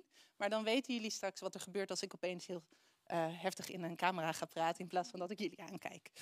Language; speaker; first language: Dutch; native; Dutch